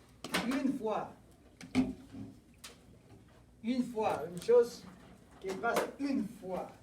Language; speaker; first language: French; non-native, fluent; English